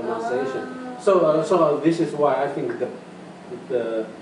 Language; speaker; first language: English; non-native, learner; Chinese